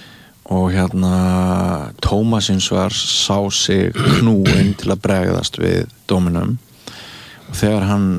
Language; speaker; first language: Icelandic; native; Icelandic